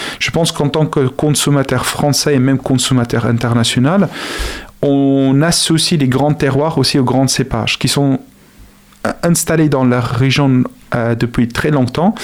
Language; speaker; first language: French; non-native, fluent; Afrikaans